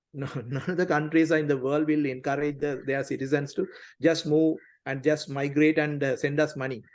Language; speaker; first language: English; non-native, local second language; Tamil